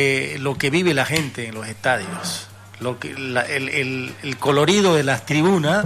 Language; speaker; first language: Spanish; native; Spanish